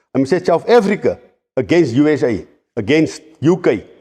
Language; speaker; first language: English; non-native, local second language; Afrikaans